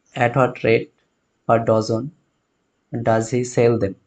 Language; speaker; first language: English; non-native, local second language; Bangla